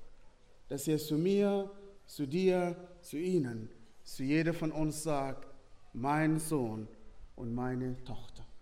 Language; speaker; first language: German; non-native, fluent; Arabic